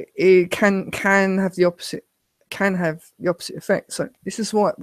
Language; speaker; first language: English; native; English